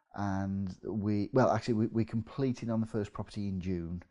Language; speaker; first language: English; native; English